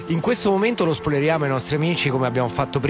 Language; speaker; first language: Italian; native; Italian